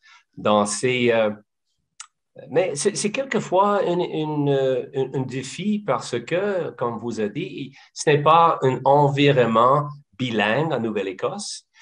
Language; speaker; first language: French; non-native, local second language; English